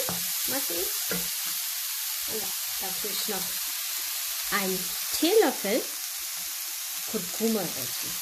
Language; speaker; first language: German; non-native, learner; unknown